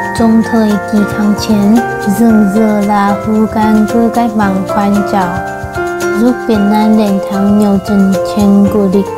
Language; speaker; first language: Vietnamese; non-native, learner; Chinese